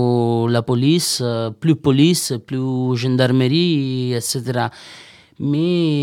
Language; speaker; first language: French; non-native, learner; Italian